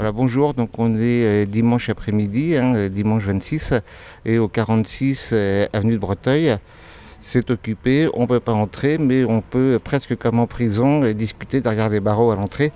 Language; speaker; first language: French; native; French